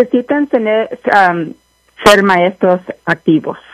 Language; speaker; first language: Spanish; early bilingual, heritage; Spanish